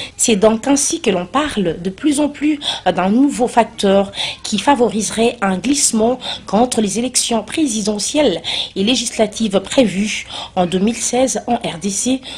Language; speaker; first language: French; non-native, local second language; Lingala